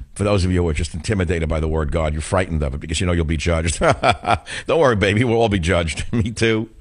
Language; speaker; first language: English; native; English